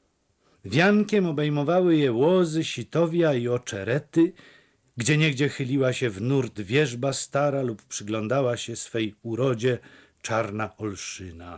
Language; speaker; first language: Polish; native; Polish